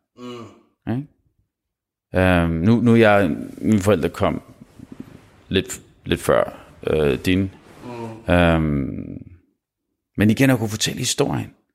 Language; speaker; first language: Danish; early bilingual, other home language; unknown